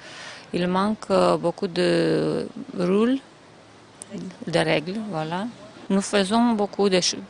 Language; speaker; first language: French; non-native, fluent; Romanian